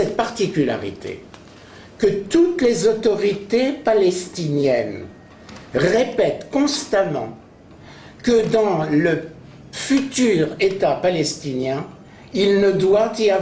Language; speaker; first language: French; native; French